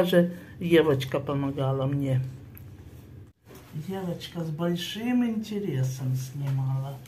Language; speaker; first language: Russian; native; Russian